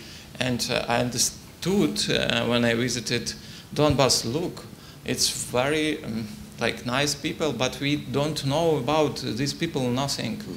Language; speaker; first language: English; non-native, learner; Ukrainian